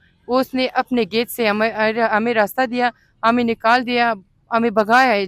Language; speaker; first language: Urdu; non-native, fluent; Persian